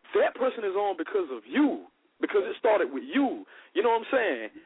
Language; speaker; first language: English; native; English